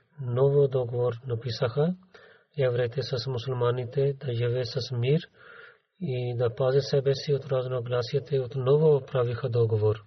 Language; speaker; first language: Bulgarian; non-native, learner; Urdu